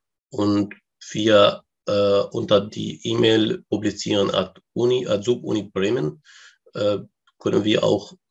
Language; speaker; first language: German; non-native, learner; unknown